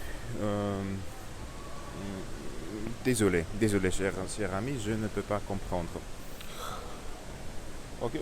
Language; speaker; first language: French; non-native, learner; Russian